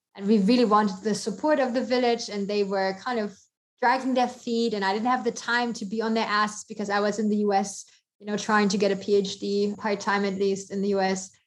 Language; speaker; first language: English; non-native, fluent; German